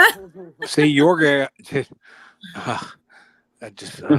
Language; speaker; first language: English; native; English